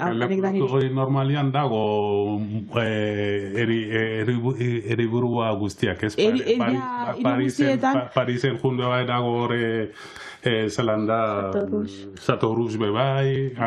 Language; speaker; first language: Basque; non-native, local second language; Spanish